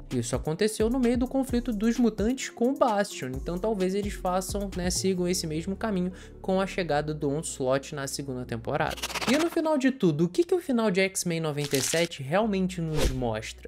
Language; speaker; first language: Portuguese; native; Portuguese